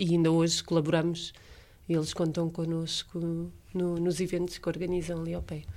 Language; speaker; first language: Portuguese; native; Portuguese